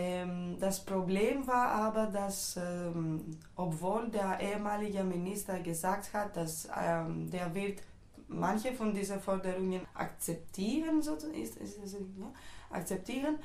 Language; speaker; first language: German; non-native, fluent; Greek